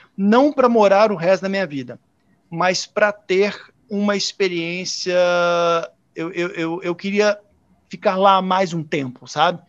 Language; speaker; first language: Portuguese; native; Portuguese